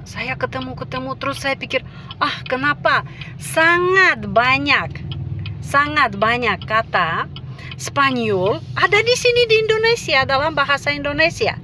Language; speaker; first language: Indonesian; non-native, fluent; Russian